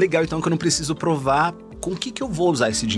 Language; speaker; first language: Portuguese; native; Portuguese